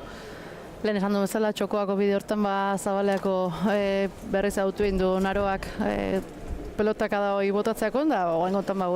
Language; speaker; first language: Basque; native; Basque